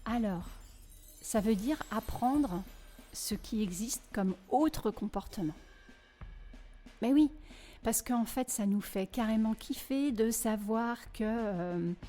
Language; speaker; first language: French; native; French